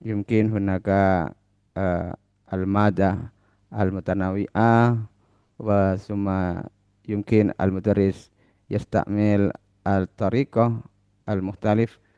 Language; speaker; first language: Arabic; non-native, learner; Indonesian